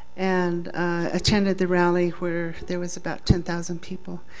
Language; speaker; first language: English; native; English